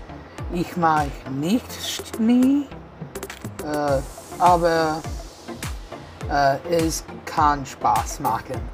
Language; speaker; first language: German; non-native, learner; English